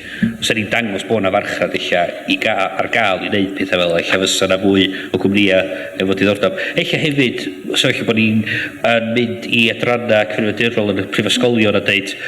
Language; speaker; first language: Welsh; native; Welsh